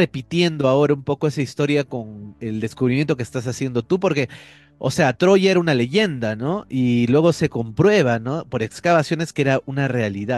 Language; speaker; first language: Spanish; native; Spanish